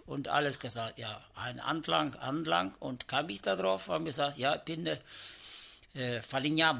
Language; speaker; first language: German; non-native, learner; Italian